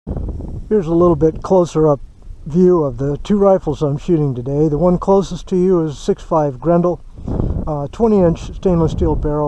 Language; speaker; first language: English; native; English